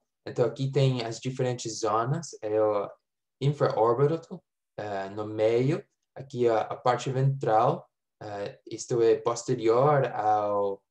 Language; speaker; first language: Portuguese; non-native, fluent; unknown